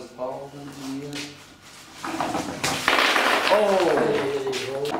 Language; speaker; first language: German; non-native, learner; Portuguese